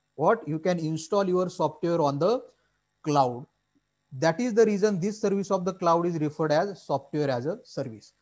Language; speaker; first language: English; non-native, local second language; Marathi